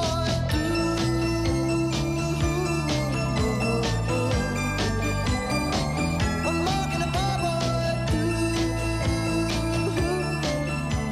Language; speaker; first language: English; native; English